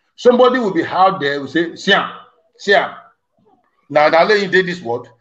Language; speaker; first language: English; non-native, local second language; Bini